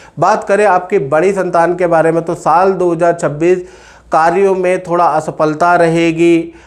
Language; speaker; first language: Hindi; native; Hindi